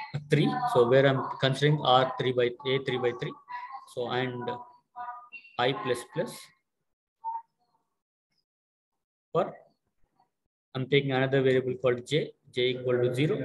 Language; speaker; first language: English; non-native, local second language; Telugu